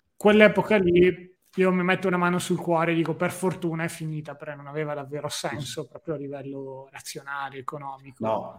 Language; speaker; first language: Italian; native; Italian